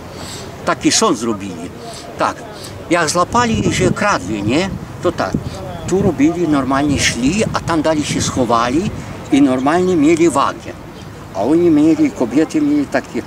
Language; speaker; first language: Polish; early bilingual, heritage; Polish